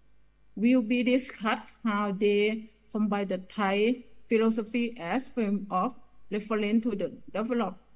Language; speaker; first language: English; non-native, learner; Thai